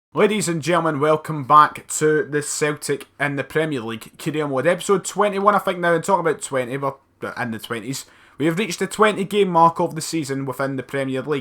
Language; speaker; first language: English; native; English